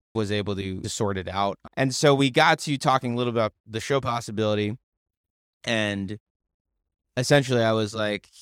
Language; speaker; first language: English; native; English